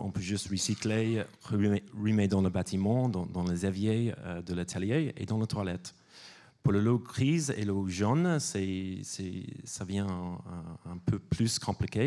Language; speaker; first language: French; non-native, fluent; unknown